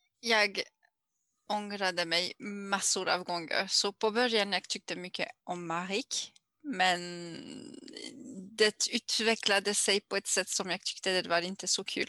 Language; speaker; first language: Swedish; non-native, learner; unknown